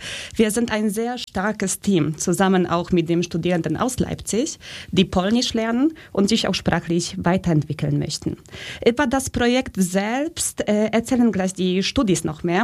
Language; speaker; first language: German; early bilingual, other home language; Polish